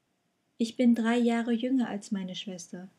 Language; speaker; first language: German; non-native, fluent; Vietnamese